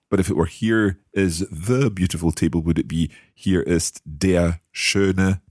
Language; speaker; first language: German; non-native, learner; English